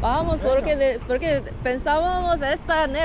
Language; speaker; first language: Spanish; non-native, learner; Korean